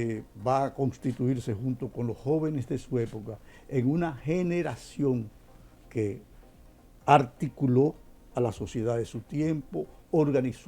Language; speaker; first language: Spanish; native; Spanish